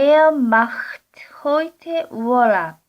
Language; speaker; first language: German; non-native, learner; Korean